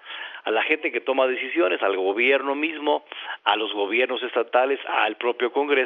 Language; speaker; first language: Spanish; native; Spanish